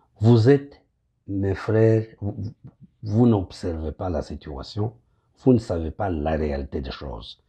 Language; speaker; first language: French; non-native, local second language; Kinyarwanda